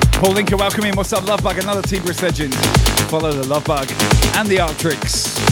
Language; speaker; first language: English; native; English